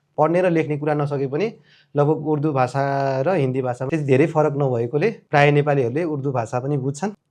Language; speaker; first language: Nepali; native; Nepali